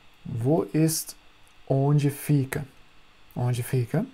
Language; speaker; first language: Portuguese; non-native, fluent; German